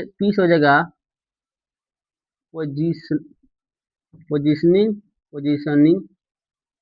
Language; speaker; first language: Hindi; native; Hindi